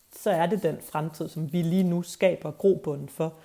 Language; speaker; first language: Danish; native; Danish